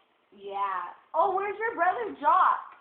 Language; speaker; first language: English; native; English